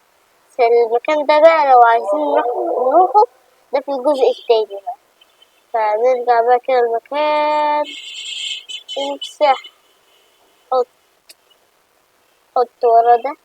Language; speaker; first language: Arabic; native; Arabic